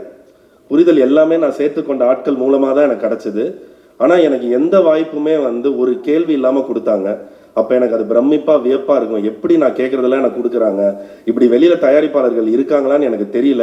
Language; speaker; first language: Tamil; native; Tamil